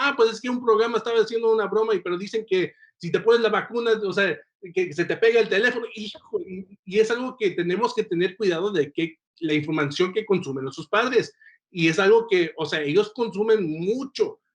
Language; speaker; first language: Spanish; early bilingual, heritage; Spanish